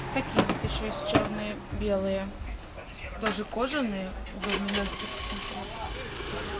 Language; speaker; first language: Russian; native; Russian